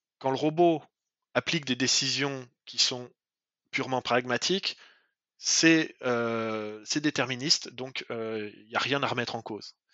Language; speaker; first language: French; native; French